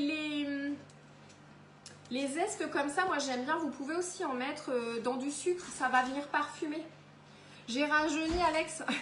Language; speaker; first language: French; native; French